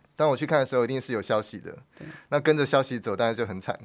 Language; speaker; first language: Chinese; native; Chinese